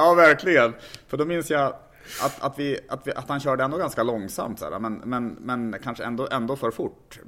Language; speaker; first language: Swedish; native; Swedish